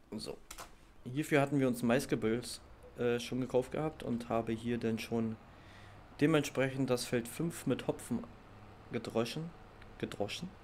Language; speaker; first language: German; native; German